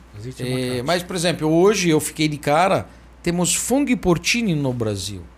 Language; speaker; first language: Portuguese; non-native, fluent; Italian